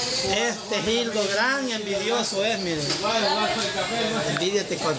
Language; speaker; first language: Spanish; native; Spanish